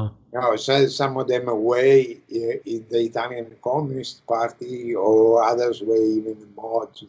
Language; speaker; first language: English; non-native, fluent; Italian